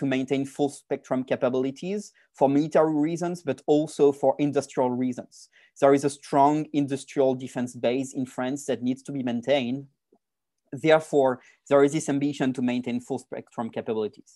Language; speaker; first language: English; non-native, fluent; French